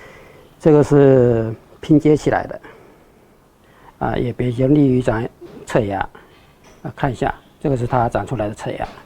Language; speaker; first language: Chinese; native; Chinese